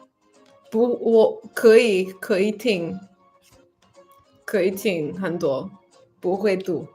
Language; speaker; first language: Chinese; non-native, learner; English